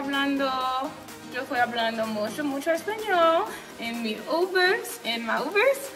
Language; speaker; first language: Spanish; non-native, learner; English